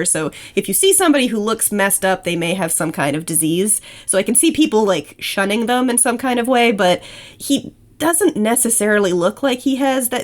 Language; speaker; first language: English; native; English